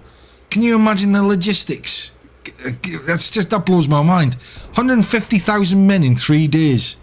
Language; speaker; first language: English; native; English